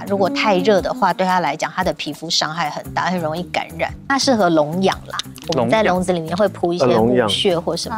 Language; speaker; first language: Chinese; native; Chinese